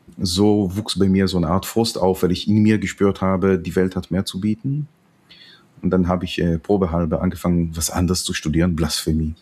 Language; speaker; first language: German; non-native, fluent; Hebrew